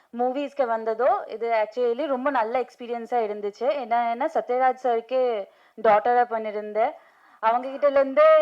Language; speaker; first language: Tamil; non-native, fluent; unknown